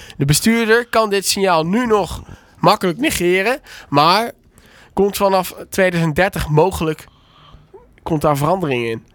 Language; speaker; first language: Dutch; native; Dutch